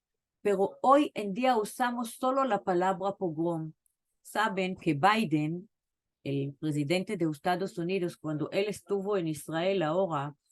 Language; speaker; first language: Spanish; non-native, fluent; Hebrew